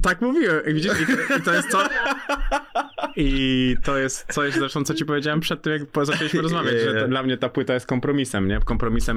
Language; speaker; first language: Polish; native; Polish